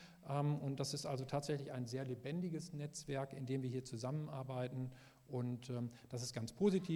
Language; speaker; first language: German; native; German